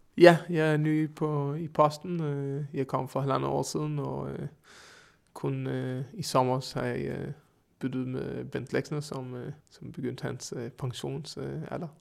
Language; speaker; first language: Danish; non-native, fluent; Hebrew